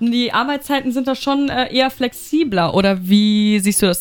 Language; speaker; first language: German; native; German